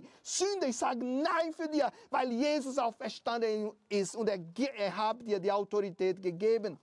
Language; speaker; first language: German; non-native, fluent; Portuguese